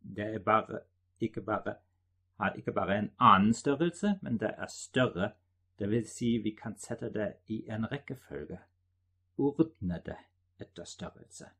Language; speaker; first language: Norwegian; non-native, fluent; German